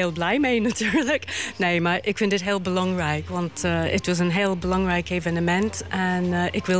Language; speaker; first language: Dutch; non-native, fluent; Cantonese